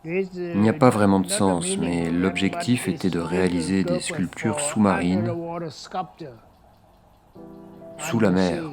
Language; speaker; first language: French; non-native, learner; Thai